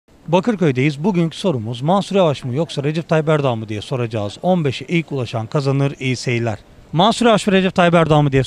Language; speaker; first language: Turkish; native; Turkish